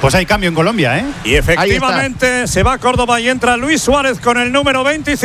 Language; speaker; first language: Spanish; native; Spanish